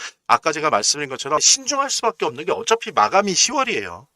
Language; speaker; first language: Korean; native; Korean